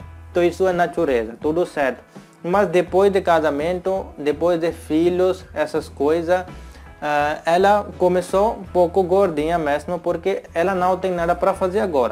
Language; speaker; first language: Portuguese; non-native, learner; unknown